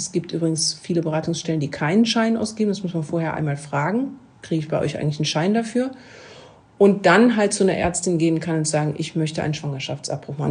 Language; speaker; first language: German; native; German